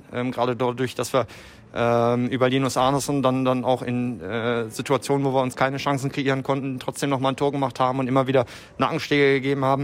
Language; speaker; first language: German; native; German